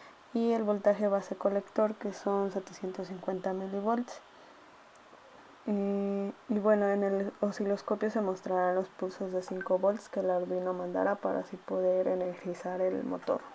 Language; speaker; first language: Spanish; native; Spanish